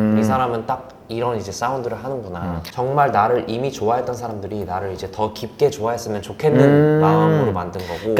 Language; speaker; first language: Korean; early bilingual, heritage; Korean